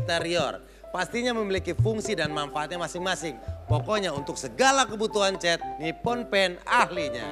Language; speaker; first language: Indonesian; native; Indonesian